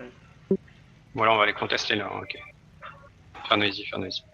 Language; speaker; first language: French; native; French